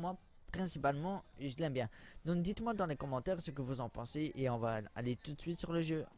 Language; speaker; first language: French; native; French